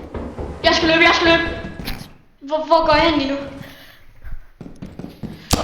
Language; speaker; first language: Danish; native; Danish